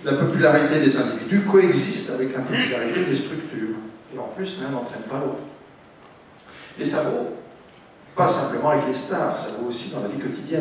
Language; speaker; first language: French; native; French